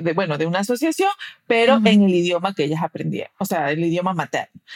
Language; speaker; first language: Spanish; early bilingual, heritage; Spanish